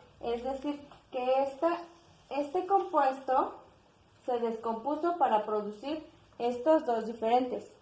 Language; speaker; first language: Spanish; native; Spanish